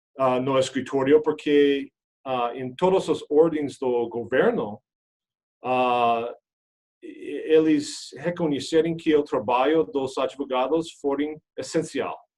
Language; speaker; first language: Portuguese; non-native, fluent; English